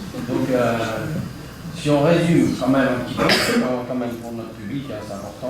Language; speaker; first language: French; native; French